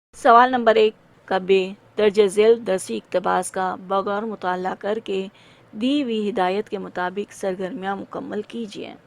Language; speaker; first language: Urdu; native; Urdu